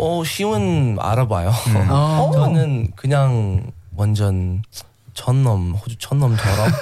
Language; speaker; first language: Korean; non-native, learner; English